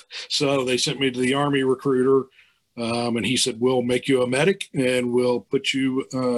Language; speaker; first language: English; native; English